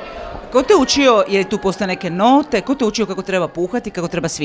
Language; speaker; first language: Croatian; native; Croatian